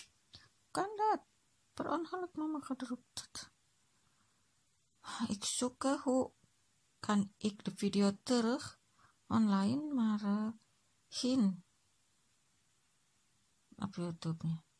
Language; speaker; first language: Dutch; non-native, learner; Indonesian